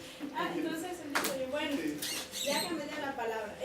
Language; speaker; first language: Spanish; native; Spanish